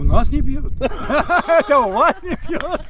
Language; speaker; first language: Russian; native; Russian